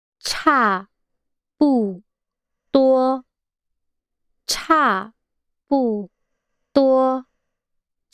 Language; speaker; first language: Chinese; non-native, learner; English